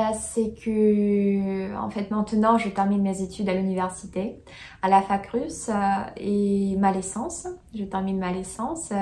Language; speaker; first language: French; non-native, fluent; Russian